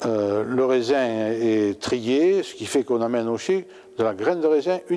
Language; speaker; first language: French; native; French